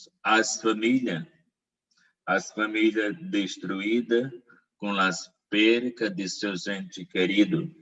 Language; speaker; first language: Portuguese; non-native, learner; Spanish